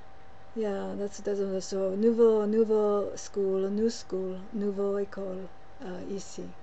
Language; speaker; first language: French; non-native, learner; English